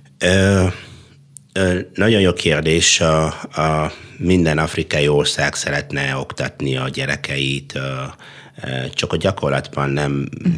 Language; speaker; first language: Hungarian; non-native, fluent; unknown